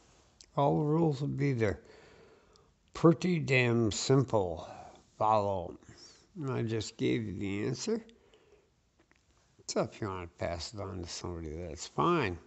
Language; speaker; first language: English; native; English